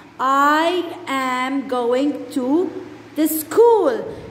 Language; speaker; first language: English; non-native, fluent; Arabic